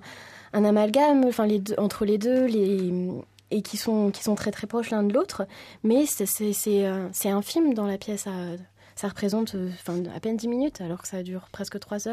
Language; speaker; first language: French; native; French